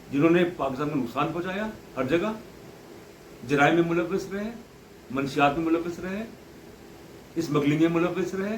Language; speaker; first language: Urdu; native; Urdu